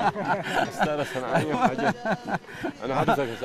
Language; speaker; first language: Arabic; native; Arabic